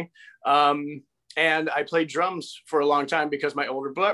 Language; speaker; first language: English; native; English